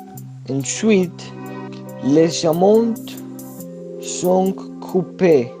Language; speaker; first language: French; non-native, learner; Spanish